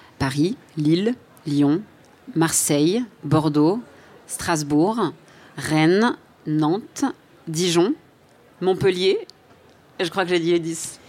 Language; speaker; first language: French; native; French